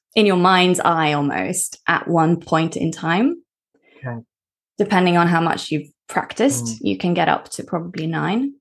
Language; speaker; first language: English; early bilingual, other home language; Norwegian